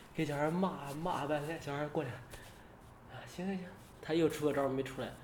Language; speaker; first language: Chinese; native; Chinese